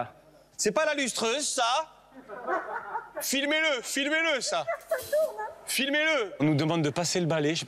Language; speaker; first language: French; native; French